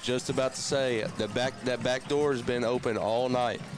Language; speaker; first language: English; native; English